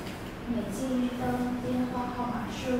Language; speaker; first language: Chinese; non-native, learner; Vietnamese